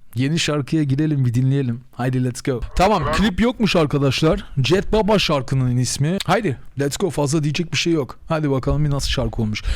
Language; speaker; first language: Turkish; native; Turkish